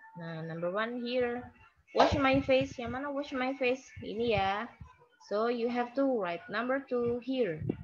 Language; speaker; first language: English; non-native, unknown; Indonesian